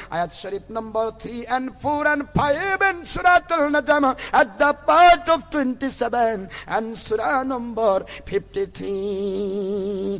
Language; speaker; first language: English; non-native, local second language; Bangla